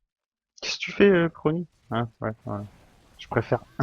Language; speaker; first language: French; native; French